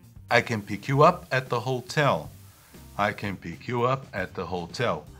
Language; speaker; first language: English; non-native, fluent; Portuguese